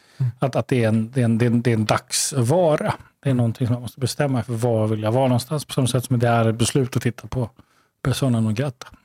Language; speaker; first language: Swedish; native; Swedish